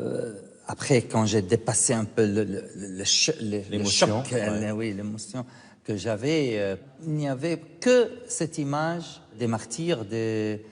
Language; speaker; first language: French; non-native, fluent; Arabic